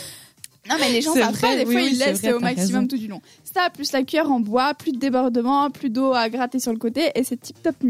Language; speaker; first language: French; native; French